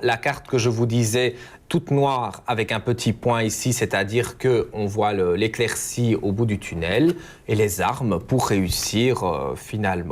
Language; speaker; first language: French; native; French